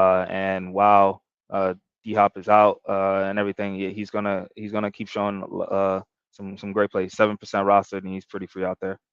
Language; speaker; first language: English; native; English